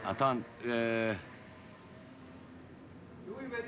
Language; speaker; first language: French; non-native, learner; Italian